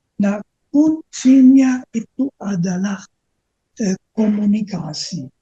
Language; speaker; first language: Indonesian; non-native, fluent; German